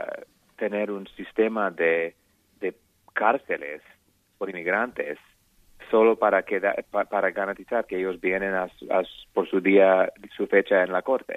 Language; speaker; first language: Spanish; non-native, learner; English